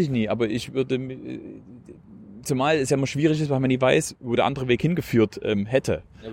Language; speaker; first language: German; native; German